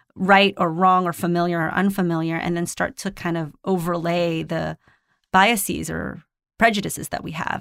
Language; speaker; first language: English; non-native, local second language; Filipino